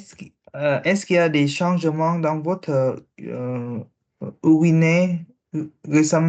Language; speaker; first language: French; non-native, learner; Vietnamese